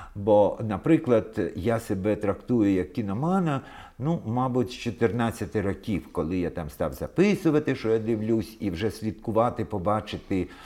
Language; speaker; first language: Ukrainian; non-native, local second language; Russian